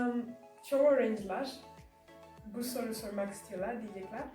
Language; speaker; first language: Turkish; non-native, fluent; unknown